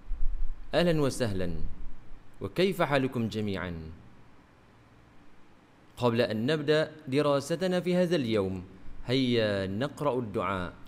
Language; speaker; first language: Arabic; non-native, fluent; Malay